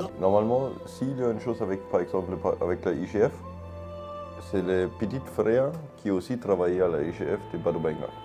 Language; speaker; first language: French; non-native, learner; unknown